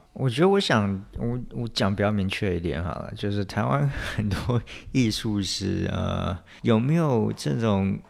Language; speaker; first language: Chinese; native; Chinese